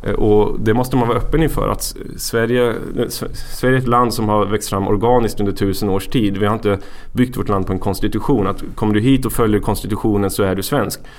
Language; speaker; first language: Swedish; native; Swedish